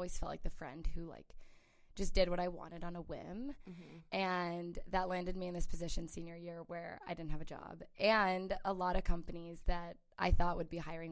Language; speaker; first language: English; native; English